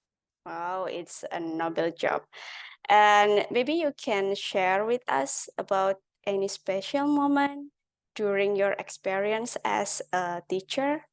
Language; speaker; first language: English; non-native, learner; Indonesian